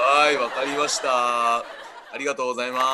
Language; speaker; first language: Japanese; native; Japanese